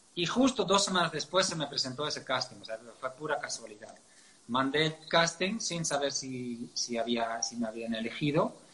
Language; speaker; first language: Spanish; non-native, fluent; Dutch